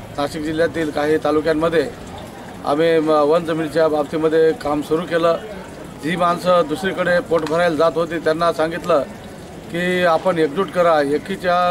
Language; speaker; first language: Marathi; non-native, local second language; Kukna